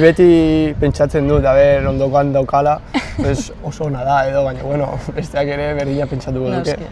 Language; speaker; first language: Basque; non-native, local second language; Spanish